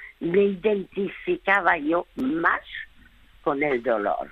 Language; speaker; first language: Spanish; early bilingual, other home language; French